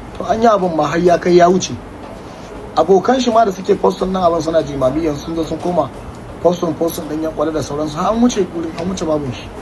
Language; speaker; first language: Hausa; native; Hausa